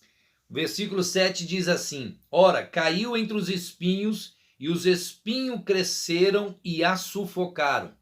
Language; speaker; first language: Portuguese; native; Portuguese